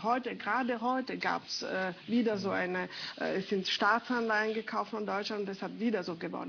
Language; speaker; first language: German; non-native, fluent; Italian